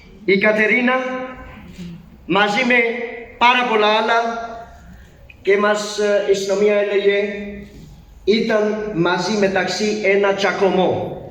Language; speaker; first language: Greek; non-native, fluent; Urdu